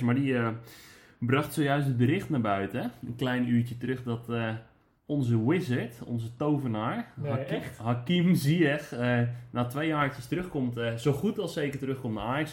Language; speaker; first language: Dutch; native; Dutch